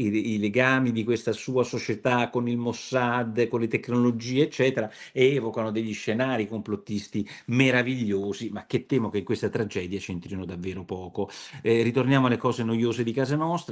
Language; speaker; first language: Italian; native; Italian